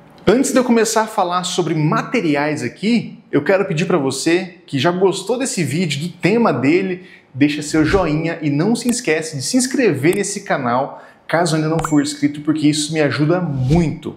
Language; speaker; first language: Portuguese; native; Portuguese